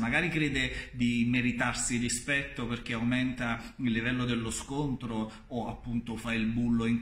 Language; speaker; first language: Italian; native; Italian